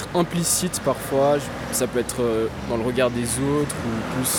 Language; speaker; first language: French; early bilingual, other home language; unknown